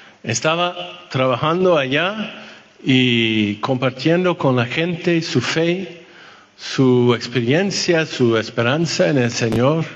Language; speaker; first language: Spanish; non-native, fluent; French